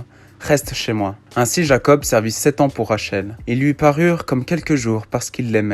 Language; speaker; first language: French; native; French